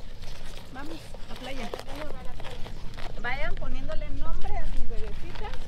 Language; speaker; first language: Spanish; native; Spanish